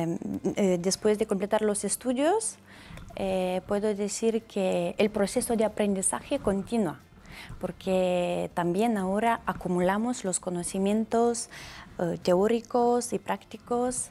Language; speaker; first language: Spanish; non-native, learner; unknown